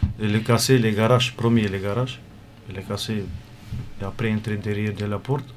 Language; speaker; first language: French; non-native, learner; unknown